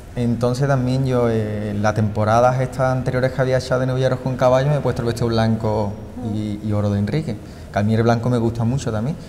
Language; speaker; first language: Spanish; native; Spanish